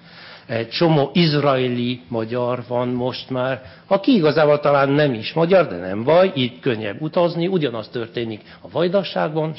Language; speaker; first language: Hungarian; non-native, fluent; French